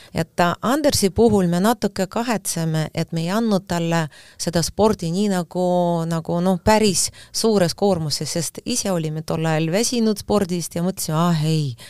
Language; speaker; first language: Estonian; non-native, fluent; Russian